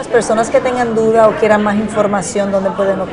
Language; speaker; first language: Spanish; native; Spanish